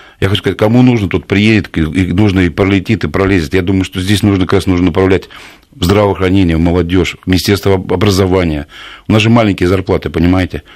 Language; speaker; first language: Russian; native; Russian